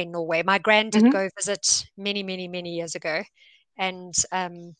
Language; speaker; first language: English; native; English